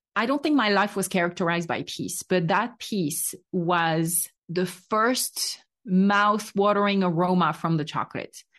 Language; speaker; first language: English; non-native, fluent; French